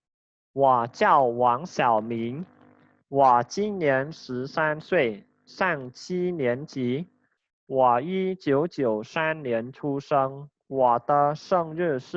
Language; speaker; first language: Chinese; non-native, fluent; Khmer